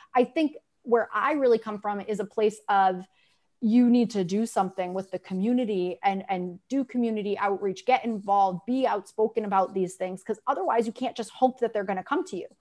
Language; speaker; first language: English; native; English